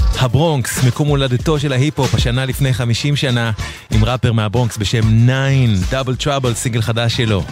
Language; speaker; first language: Hebrew; native; Hebrew